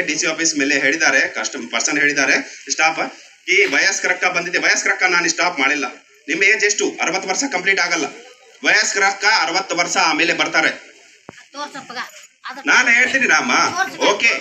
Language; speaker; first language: Kannada; non-native, learner; Hindi